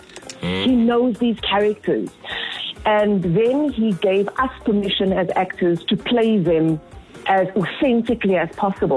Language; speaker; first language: English; native; English